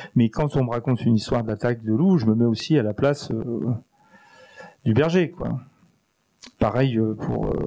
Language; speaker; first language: French; native; French